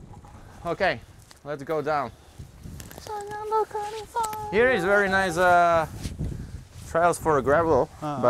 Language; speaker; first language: English; non-native, fluent; Slovak